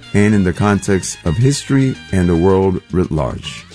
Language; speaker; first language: English; non-native, local second language; Spanish